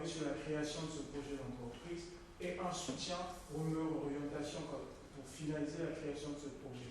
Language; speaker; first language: French; non-native, local second language; Arabic